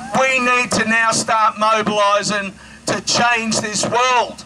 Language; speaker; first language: English; native; English